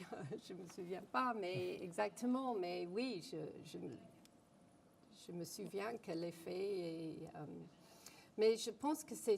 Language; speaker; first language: French; non-native, fluent; English